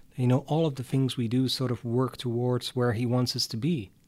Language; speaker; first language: English; non-native, fluent; Dutch